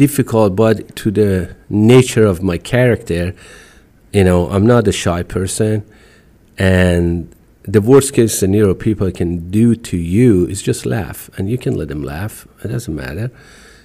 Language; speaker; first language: English; non-native, fluent; Persian